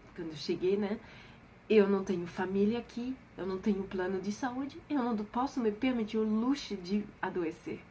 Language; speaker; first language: Portuguese; non-native, fluent; French